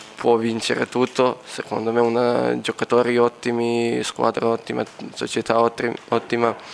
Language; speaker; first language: Italian; non-native, learner; Serbian